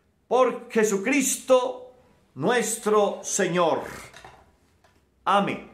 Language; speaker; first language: Spanish; native; Spanish